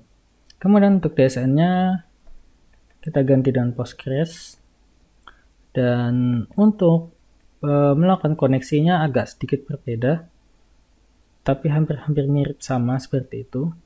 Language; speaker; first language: Indonesian; native; Indonesian